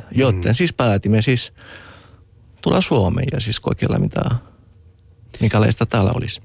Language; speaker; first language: Finnish; non-native, fluent; Greek